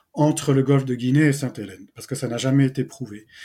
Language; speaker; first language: French; native; French